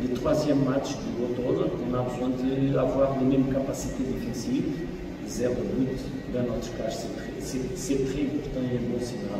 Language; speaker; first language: French; non-native, fluent; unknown